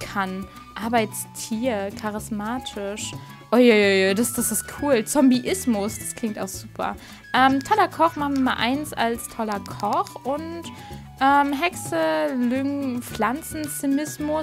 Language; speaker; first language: German; native; German